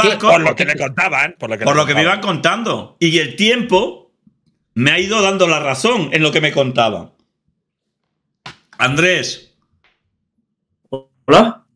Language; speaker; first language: Spanish; native; Spanish